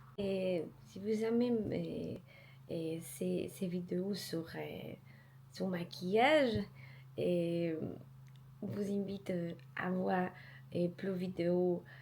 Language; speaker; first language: French; non-native, learner; Polish